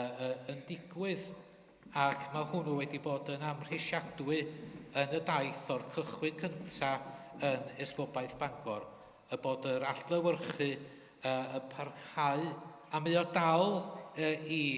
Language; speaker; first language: Welsh; native; Welsh